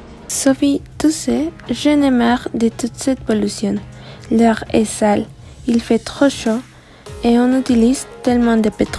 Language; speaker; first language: French; non-native, learner; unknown